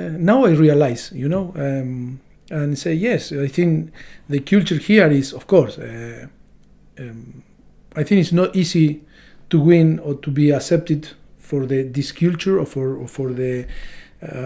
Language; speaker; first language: English; non-native, learner; Spanish